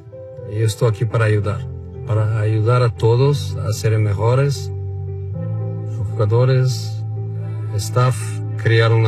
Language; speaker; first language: Spanish; non-native, fluent; Portuguese